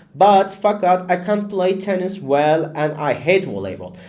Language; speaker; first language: English; non-native, fluent; Turkish